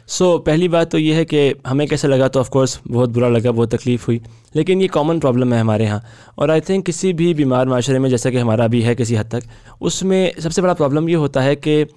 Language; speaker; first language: Hindi; native; Hindi